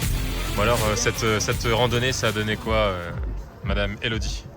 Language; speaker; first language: French; native; French